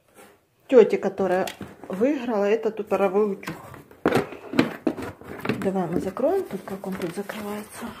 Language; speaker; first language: Russian; native; Russian